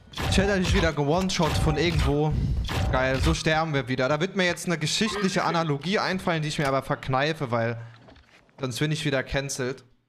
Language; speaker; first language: German; native; German